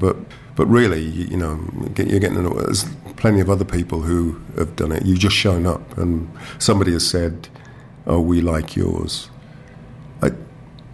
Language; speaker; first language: English; native; English